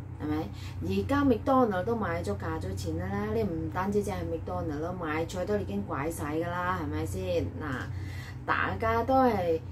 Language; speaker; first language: Cantonese; non-native, learner; Indonesian